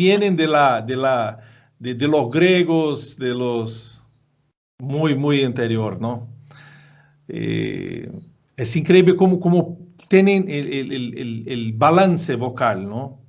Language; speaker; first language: Spanish; non-native, fluent; Portuguese